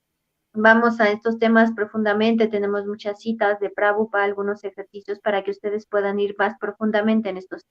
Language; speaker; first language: Spanish; native; Spanish